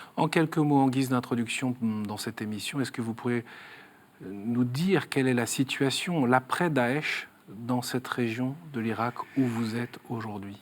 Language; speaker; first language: French; native; French